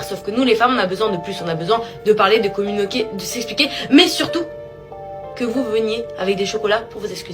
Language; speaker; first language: French; native; French